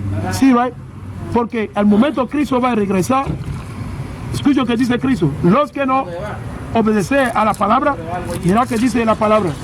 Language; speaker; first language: Spanish; non-native, learner; English